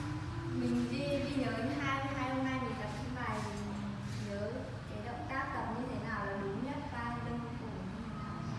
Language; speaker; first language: Vietnamese; native; Vietnamese